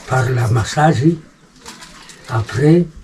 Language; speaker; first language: French; non-native, learner; Malagasy